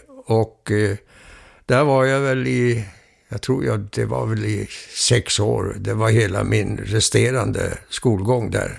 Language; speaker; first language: Swedish; early bilingual, heritage; Swedish